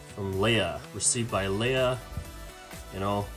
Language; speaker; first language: English; native; English